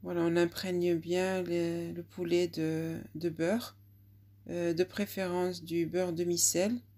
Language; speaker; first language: French; non-native, local second language; Arabic